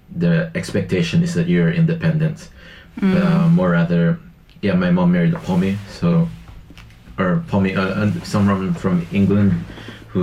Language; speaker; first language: English; non-native, local second language; Filipino